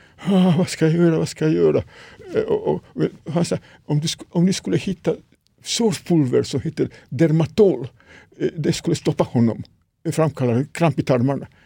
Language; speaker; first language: Swedish; non-native, fluent; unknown